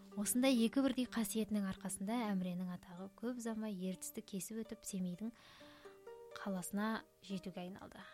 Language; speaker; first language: Kazakh; native; Kazakh